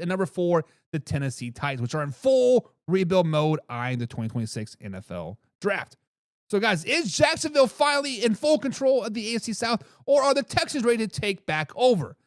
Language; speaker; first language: English; native; English